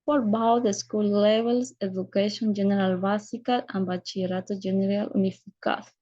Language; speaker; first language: English; non-native, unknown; Spanish